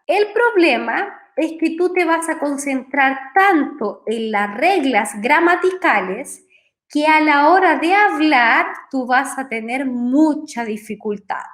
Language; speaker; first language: Spanish; non-native, fluent; Portuguese